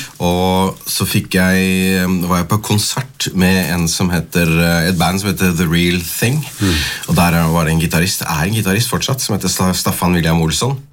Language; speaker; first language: Norwegian; native; Norwegian